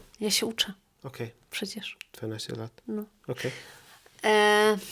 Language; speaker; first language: Polish; non-native, learner; Portuguese